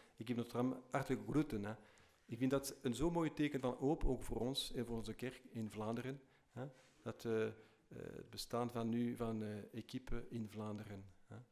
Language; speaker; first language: Dutch; non-native, local second language; French